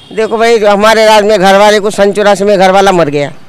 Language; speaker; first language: Hindi; non-native, local second language; Marathi